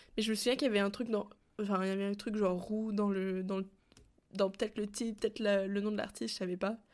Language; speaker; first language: French; native; French